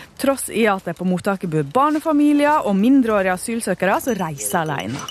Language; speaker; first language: Norwegian; native; Norwegian